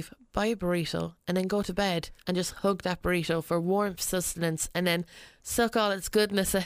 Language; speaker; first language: English; native; English